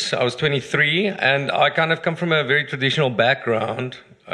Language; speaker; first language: English; non-native, local second language; Afrikaans